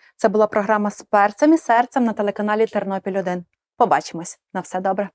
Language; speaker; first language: Ukrainian; native; Ukrainian